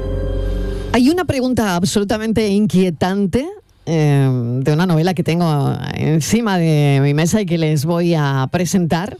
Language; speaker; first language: Spanish; native; Spanish